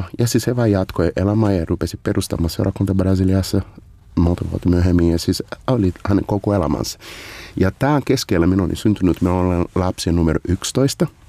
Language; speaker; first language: Finnish; non-native, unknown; Portuguese